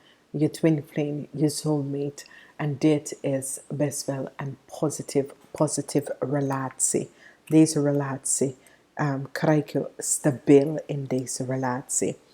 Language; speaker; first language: Dutch; non-native, fluent; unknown